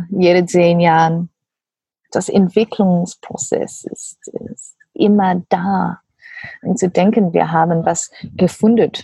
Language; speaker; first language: German; non-native, learner; English